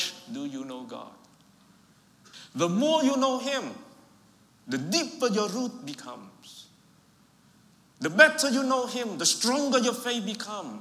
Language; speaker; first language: English; non-native, fluent; Vietnamese